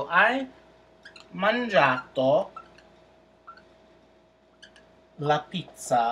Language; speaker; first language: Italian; non-native, fluent; English